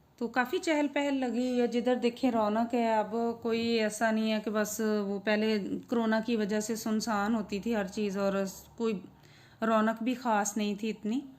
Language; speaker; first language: Urdu; non-native, local second language; Punjabi